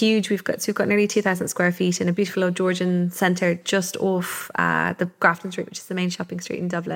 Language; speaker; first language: English; native; English